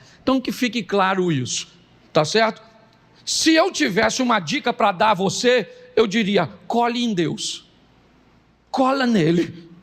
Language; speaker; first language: Portuguese; native; Portuguese